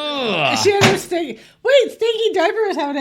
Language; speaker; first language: English; native; English